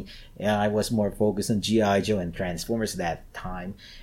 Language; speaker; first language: English; non-native, local second language; Filipino